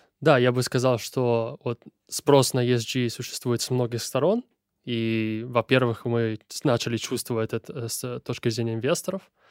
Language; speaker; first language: Russian; non-native, fluent; Italian